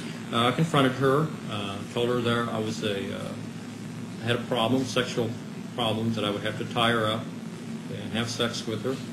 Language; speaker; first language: English; native; English